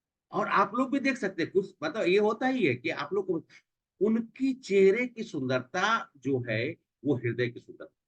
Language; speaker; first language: Hindi; native; Hindi